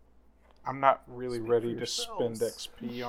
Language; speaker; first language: English; native; English